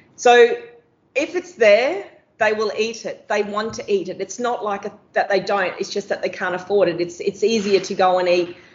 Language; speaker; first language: English; native; English